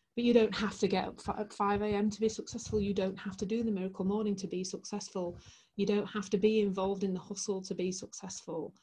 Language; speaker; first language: English; native; English